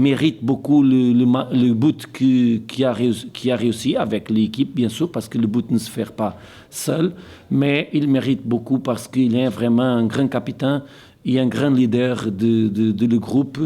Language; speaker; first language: French; non-native, fluent; Portuguese